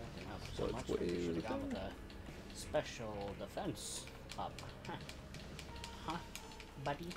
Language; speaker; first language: English; native; English